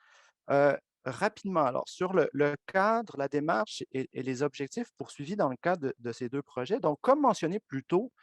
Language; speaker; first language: French; native; French